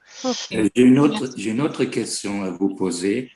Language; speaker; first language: French; non-native, fluent; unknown